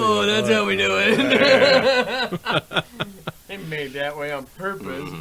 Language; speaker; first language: English; native; English